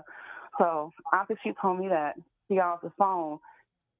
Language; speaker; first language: English; native; English